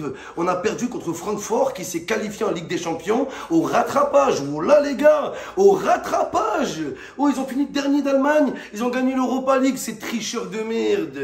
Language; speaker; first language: French; native; French